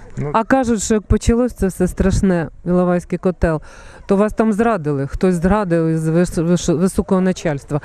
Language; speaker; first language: Ukrainian; native; Ukrainian